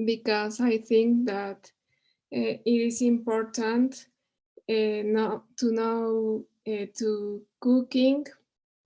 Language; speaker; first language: English; non-native, learner; Spanish